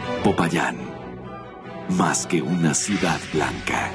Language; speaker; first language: Spanish; native; Spanish